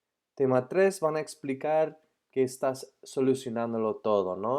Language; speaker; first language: Spanish; non-native, fluent; English